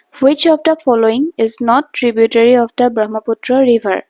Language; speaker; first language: English; non-native, local second language; Assamese